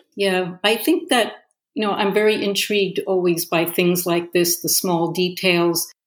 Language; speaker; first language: English; native; English